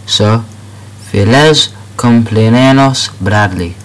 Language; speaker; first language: Spanish; non-native, learner; English